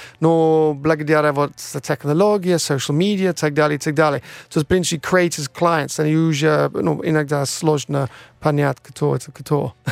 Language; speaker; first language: Russian; non-native, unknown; English